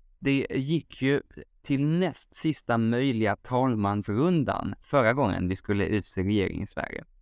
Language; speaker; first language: Swedish; native; Swedish